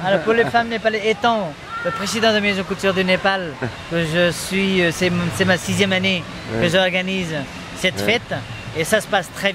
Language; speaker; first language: French; non-native, fluent; Nepali